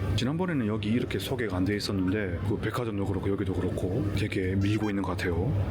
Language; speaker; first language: Korean; native; Korean